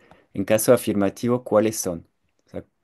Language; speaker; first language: Spanish; non-native, fluent; French